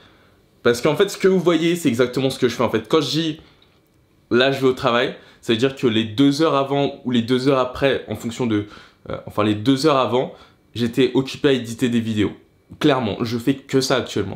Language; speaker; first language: French; native; French